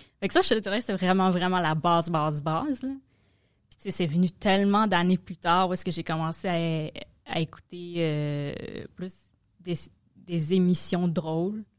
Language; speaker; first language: French; native; French